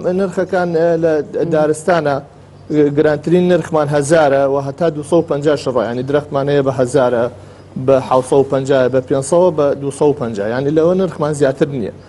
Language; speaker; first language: Central Kurdish; native; Central Kurdish